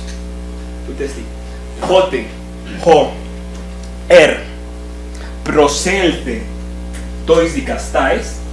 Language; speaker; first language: Greek; non-native, learner; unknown